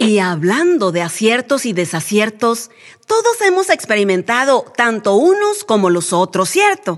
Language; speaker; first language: Spanish; native; Spanish